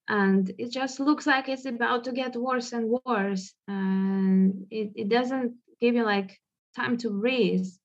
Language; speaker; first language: English; non-native, fluent; Russian